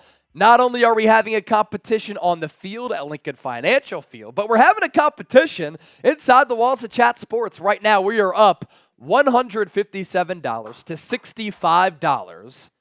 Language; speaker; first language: English; native; English